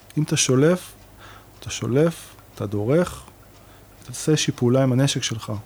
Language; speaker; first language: Hebrew; native; Hebrew